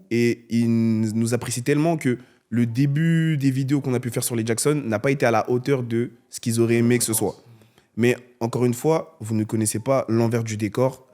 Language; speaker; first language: French; native; French